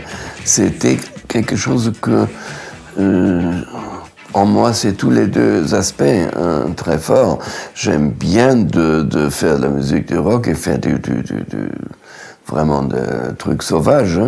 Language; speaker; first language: French; non-native, fluent; German